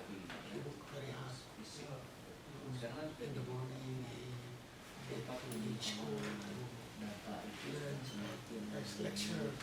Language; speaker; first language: English; non-native, learner; Sundanese